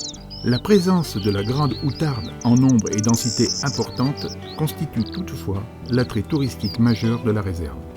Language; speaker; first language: French; native; French